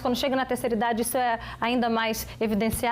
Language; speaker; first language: Portuguese; native; Portuguese